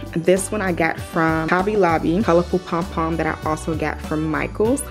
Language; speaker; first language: English; native; English